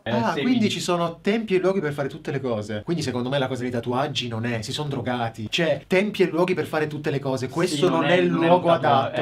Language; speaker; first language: Italian; native; Italian